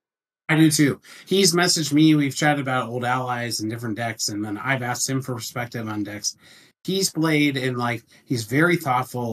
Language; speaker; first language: English; native; English